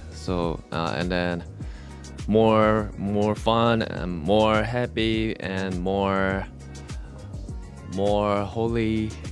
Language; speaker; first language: English; non-native, learner; Korean